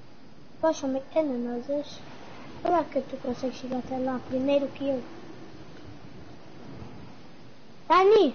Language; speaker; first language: German; non-native, learner; Portuguese